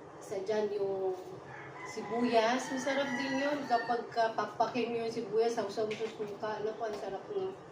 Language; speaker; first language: Filipino; non-native, local second language; Cebuano